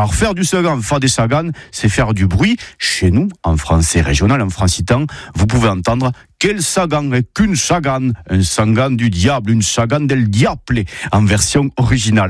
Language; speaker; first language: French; native; French